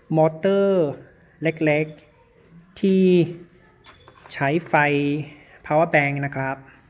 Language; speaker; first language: Thai; non-native, learner; Chinese